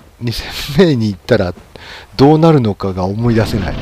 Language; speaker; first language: Japanese; native; Japanese